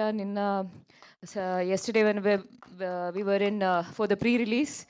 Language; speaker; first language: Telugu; non-native, local second language; Malayalam